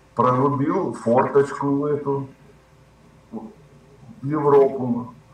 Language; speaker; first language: Russian; native; Russian